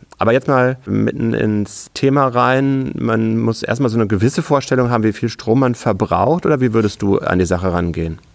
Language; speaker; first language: German; native; German